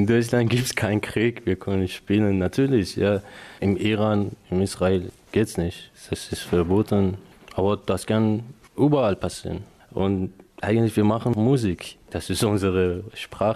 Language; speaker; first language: German; non-native, learner; Persian